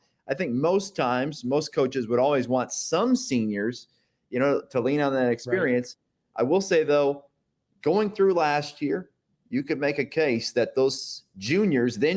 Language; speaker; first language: English; native; English